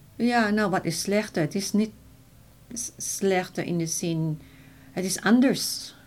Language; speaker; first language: Dutch; non-native, fluent; Filipino